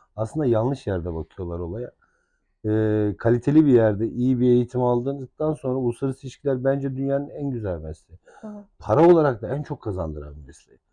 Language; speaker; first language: Turkish; native; Turkish